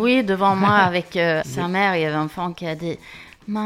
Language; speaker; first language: French; non-native, fluent; Swedish